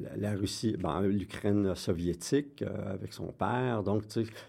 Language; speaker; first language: French; native; French